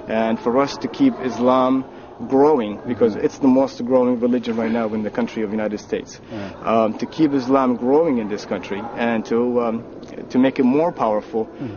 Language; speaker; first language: English; non-native, fluent; Arabic